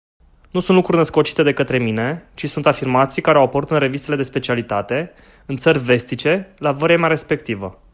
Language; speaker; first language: Romanian; native; Romanian